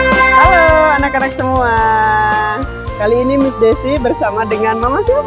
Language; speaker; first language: Indonesian; native; Indonesian